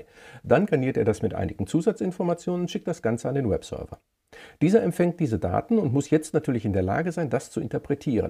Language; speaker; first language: German; native; German